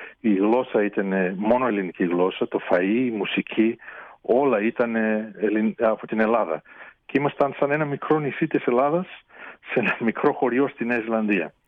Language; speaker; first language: Greek; early bilingual, heritage; Greek